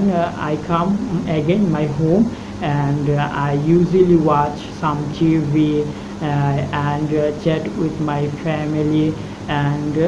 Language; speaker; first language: English; non-native, learner; Bangla